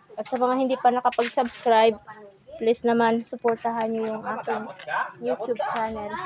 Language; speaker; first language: Filipino; non-native, local second language; Hiligaynon